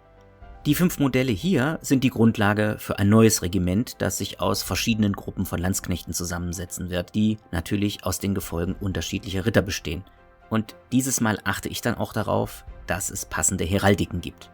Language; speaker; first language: German; native; German